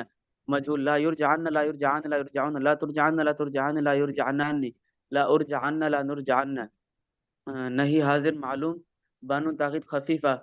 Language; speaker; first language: Arabic; non-native, learner; Urdu